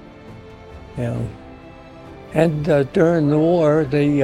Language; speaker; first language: English; native; English